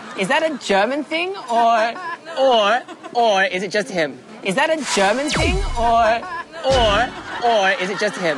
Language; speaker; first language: English; native; English